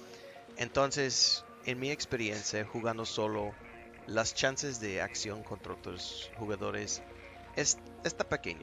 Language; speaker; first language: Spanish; non-native, learner; English